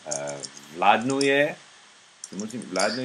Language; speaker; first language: Czech; non-native, learner; English